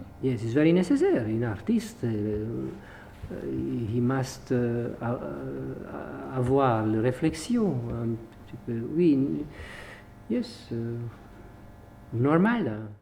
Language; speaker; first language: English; non-native, learner; Hungarian